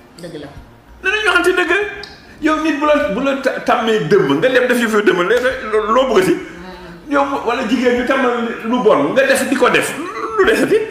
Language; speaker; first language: Wolof; non-native, local second language; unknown